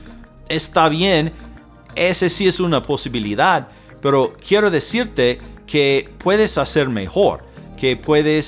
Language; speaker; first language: Spanish; non-native, fluent; English